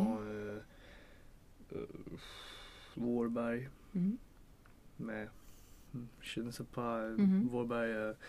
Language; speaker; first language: French; non-native, learner; Swedish